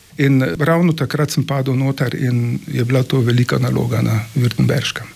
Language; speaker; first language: Slovenian; native; Slovenian